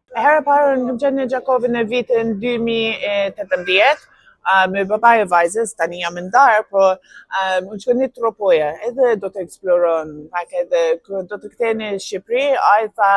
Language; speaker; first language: Albanian; non-native, learner; English